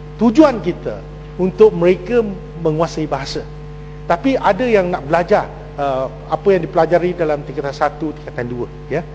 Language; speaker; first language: Malay; non-native, local second language; Chinese